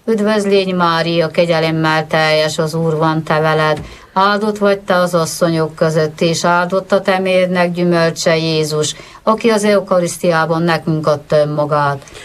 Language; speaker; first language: Hungarian; native; Hungarian